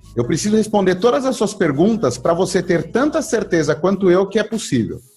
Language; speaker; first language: Portuguese; native; Portuguese